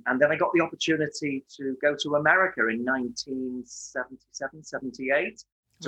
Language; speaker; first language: English; native; English